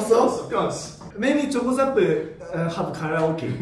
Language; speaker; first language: English; non-native, learner; Japanese